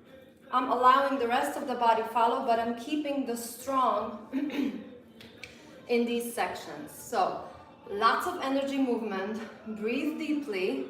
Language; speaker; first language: English; non-native, fluent; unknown